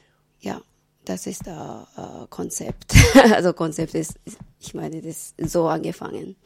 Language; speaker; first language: German; non-native, learner; Japanese